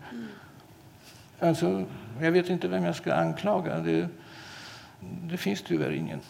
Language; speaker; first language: Swedish; non-native, fluent; Polish